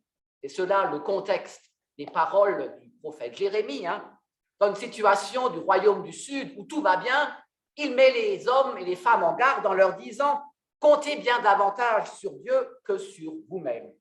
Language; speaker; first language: French; native; French